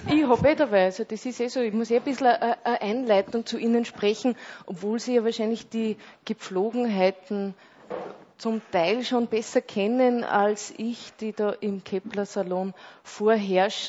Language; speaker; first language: German; native; German